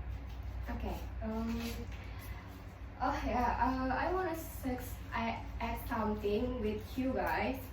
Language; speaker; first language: English; non-native, learner; Indonesian